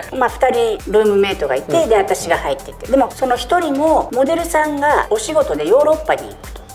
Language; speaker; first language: Japanese; native; Japanese